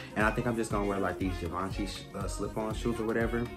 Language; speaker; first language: English; native; English